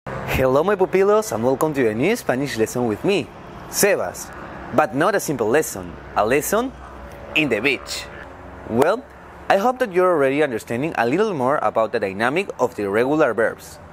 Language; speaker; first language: English; non-native, fluent; Spanish